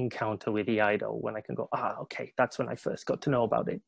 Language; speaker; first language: English; native; English